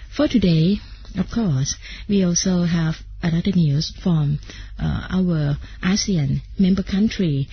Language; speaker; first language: English; non-native, fluent; Thai